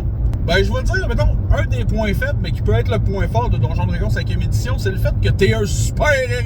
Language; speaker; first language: French; native; French